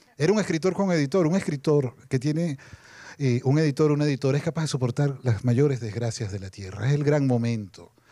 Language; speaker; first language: Spanish; native; Spanish